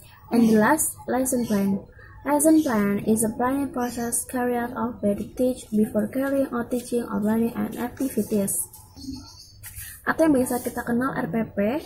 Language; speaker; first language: English; non-native, fluent; Indonesian